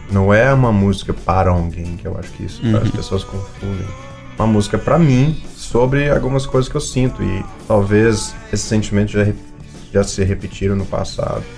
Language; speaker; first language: Portuguese; early bilingual, heritage; Portuguese